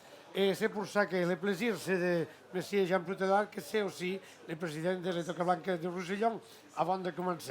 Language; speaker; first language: French; non-native, learner; Catalan